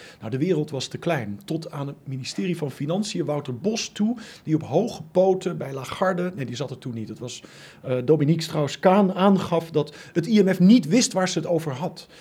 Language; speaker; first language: Dutch; native; Dutch